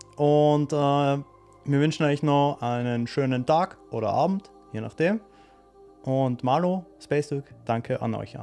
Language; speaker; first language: German; native; German